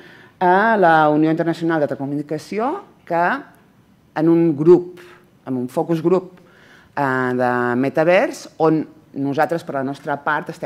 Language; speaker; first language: Catalan; native; Catalan